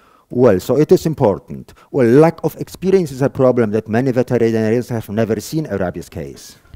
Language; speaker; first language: English; non-native, fluent; Polish